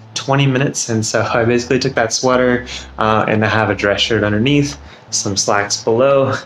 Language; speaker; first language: English; native; English